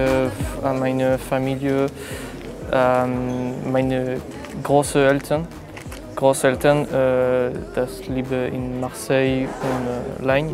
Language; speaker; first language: German; non-native, learner; French